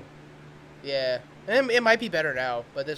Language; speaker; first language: English; native; English